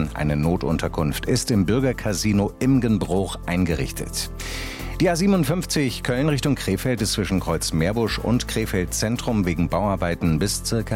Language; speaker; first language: German; native; German